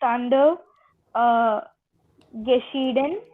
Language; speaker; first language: German; non-native, learner; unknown